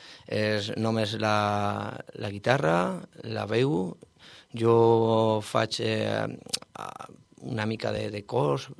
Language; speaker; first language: Catalan; non-native, learner; Spanish